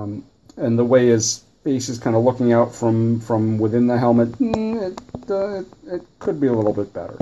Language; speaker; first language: English; native; English